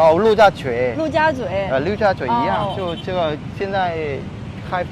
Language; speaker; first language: Chinese; non-native, fluent; Vietnamese